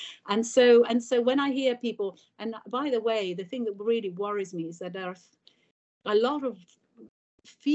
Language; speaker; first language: English; early bilingual, other home language; Italian